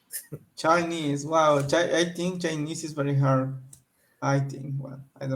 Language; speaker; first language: English; non-native, learner; Spanish